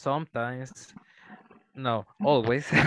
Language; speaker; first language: English; non-native, learner; Spanish